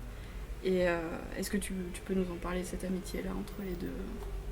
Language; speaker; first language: French; native; French